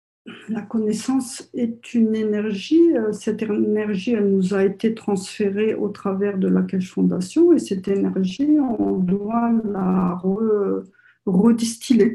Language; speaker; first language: French; native; French